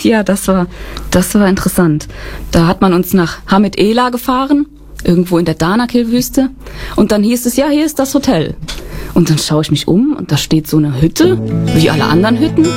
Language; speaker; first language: German; native; German